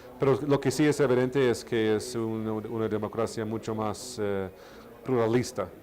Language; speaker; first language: Spanish; non-native, fluent; English